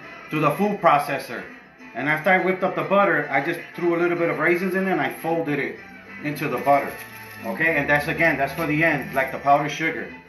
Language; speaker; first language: English; early bilingual, other home language; Spanish